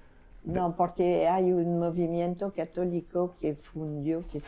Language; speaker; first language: Spanish; non-native, fluent; French